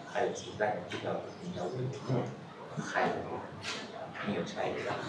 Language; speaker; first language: Chinese; non-native, learner; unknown